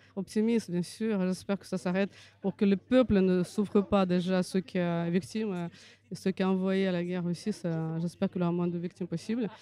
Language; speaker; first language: French; non-native, fluent; Russian